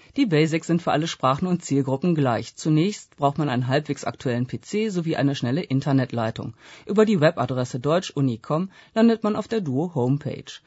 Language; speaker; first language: German; native; German